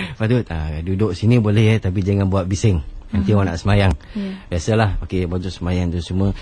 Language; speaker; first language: Malay; non-native, local second language; Chinese